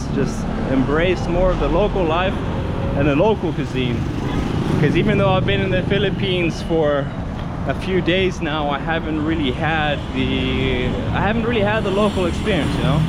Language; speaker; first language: English; non-native, fluent; Finnish